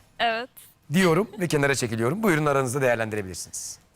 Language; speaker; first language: Turkish; native; Turkish